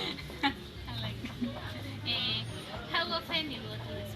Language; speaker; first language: English; non-native, learner; Spanish